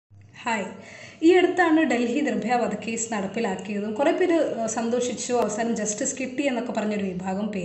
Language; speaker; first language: Malayalam; native; Malayalam